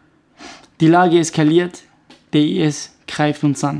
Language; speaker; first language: German; early bilingual, other home language; Kurdish